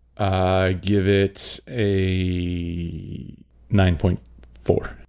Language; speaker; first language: English; native; English